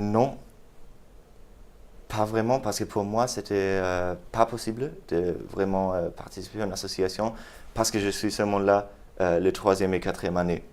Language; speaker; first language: French; non-native, fluent; German